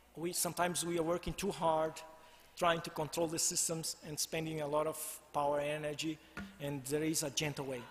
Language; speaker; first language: English; non-native, fluent; Portuguese